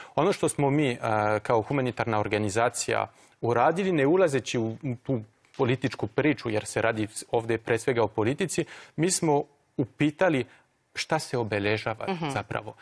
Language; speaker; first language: Croatian; non-native, fluent; French